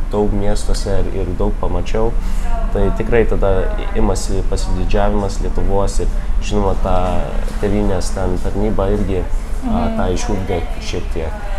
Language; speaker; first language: Lithuanian; early bilingual, heritage; Lithuanian